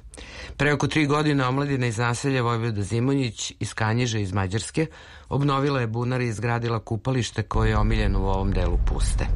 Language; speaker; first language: Serbian; native; Serbian